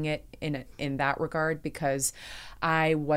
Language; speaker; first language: English; native; English